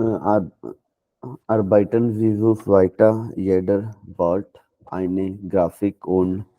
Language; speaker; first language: German; non-native, learner; Hindi